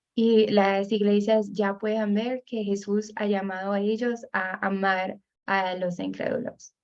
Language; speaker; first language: Spanish; non-native, fluent; English